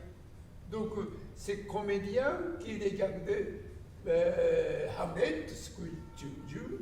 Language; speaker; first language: French; non-native, learner; Japanese